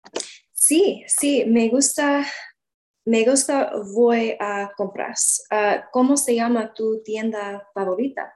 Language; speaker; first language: Spanish; non-native, learner; English